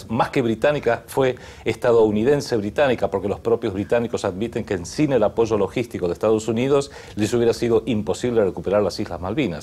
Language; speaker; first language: Spanish; native; Spanish